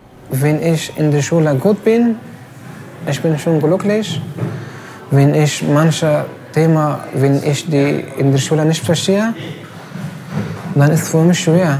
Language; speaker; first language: German; non-native, learner; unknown